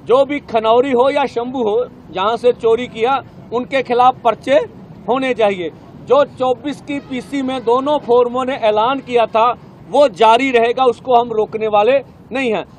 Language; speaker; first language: Hindi; non-native, local second language; Punjabi